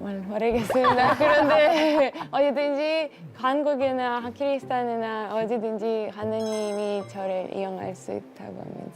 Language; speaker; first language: Korean; non-native, fluent; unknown